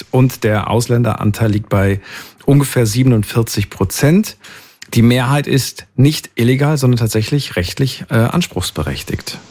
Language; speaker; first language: German; native; German